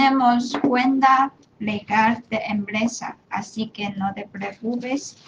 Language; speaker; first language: Spanish; non-native, fluent; Chinese